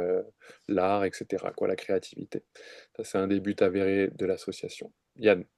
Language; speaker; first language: French; native; French